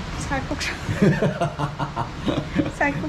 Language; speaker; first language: Korean; non-native, learner; Vietnamese